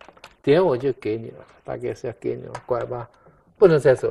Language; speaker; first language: Chinese; native; Chinese